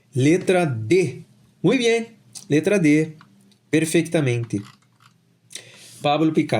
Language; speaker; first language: Spanish; non-native, fluent; Portuguese